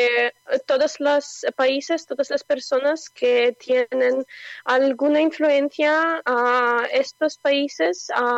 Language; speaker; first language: Spanish; non-native, fluent; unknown